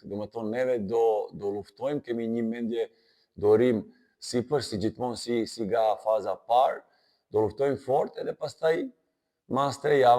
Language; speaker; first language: Albanian; non-native, learner; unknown